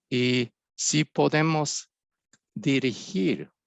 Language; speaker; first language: Spanish; non-native, fluent; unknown